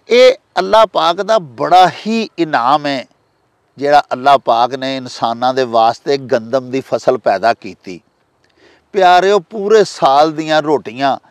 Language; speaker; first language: Punjabi; native; Punjabi